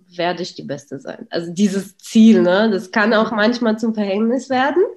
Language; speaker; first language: German; early bilingual, other home language; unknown